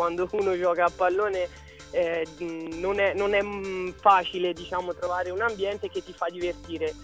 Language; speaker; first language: Italian; early bilingual, other home language; French